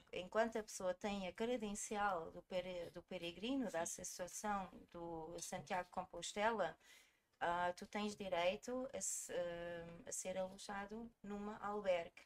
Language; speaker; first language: Portuguese; early bilingual, heritage; Portuguese